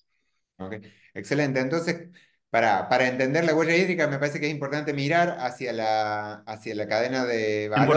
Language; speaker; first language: Spanish; native; Spanish